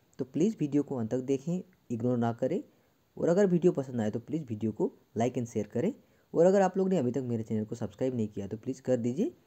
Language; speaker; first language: Hindi; non-native, local second language; Assamese